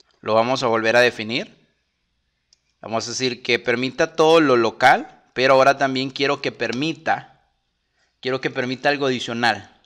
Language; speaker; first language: Spanish; native; Spanish